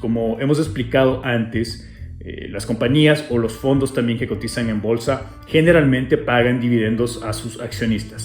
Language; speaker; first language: Spanish; native; Spanish